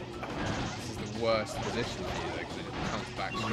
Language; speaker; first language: English; native; English